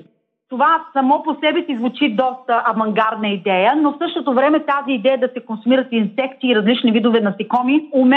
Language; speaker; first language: Bulgarian; native; Bulgarian